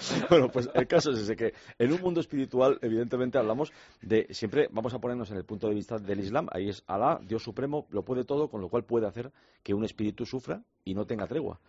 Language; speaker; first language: Spanish; native; Spanish